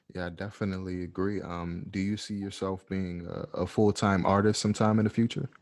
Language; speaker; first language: English; native; English